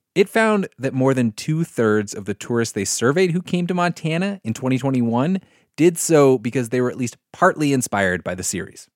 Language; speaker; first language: English; native; English